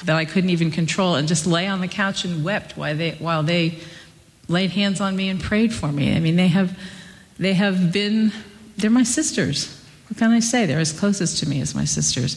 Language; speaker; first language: English; native; English